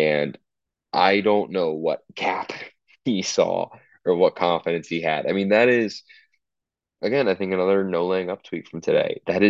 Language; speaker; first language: English; native; English